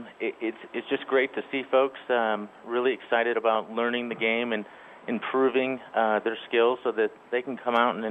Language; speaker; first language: English; native; English